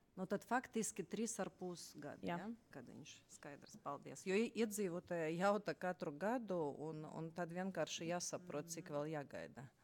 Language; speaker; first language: Latvian; non-native, local second language; Russian